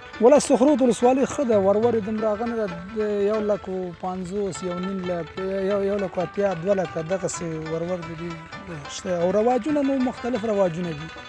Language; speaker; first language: Pashto; non-native, local second language; Persian